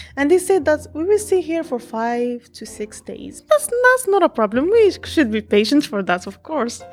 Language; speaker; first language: English; non-native, fluent; Arabic